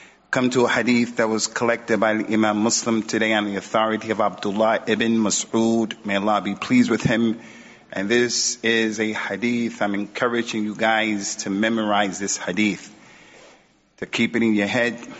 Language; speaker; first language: English; native; English